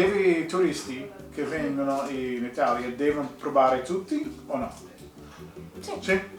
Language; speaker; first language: Italian; non-native, learner; English